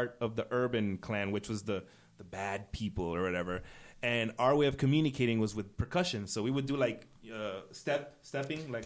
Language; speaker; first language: English; native; English